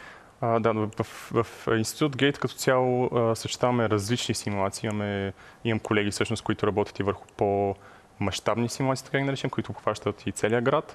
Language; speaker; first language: Bulgarian; native; Bulgarian